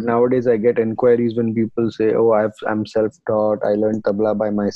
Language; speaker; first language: English; non-native, local second language; Marathi